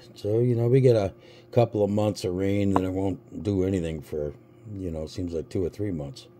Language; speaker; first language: English; native; English